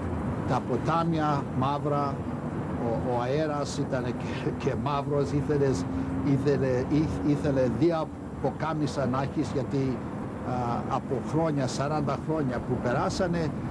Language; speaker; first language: Greek; early bilingual, heritage; Greek